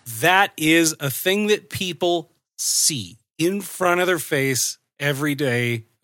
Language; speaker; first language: English; native; English